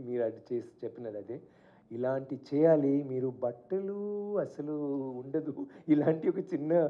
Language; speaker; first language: Telugu; non-native, learner; Tamil